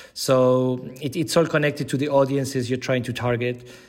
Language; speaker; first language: English; non-native, fluent; Spanish